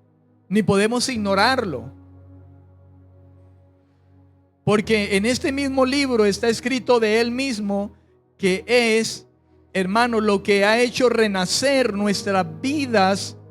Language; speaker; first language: Spanish; native; Spanish